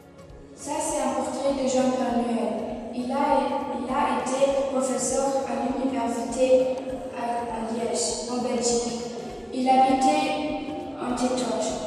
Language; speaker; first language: French; non-native, local second language; Luxembourgish